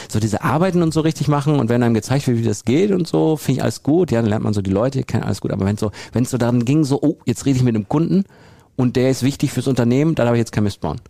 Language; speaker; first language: German; native; German